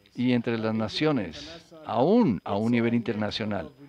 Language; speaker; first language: Spanish; non-native, fluent; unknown